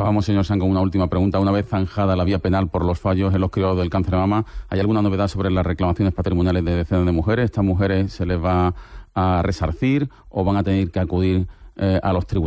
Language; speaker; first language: Spanish; native; Spanish